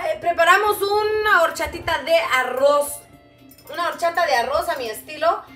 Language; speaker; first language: Spanish; non-native, local second language; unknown